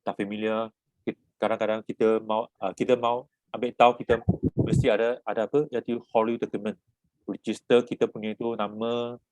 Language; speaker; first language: Malay; non-native, local second language; Chinese